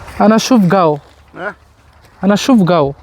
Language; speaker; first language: Arabic; non-native, learner; Bangla